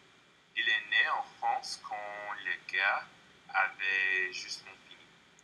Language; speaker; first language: French; non-native, learner; English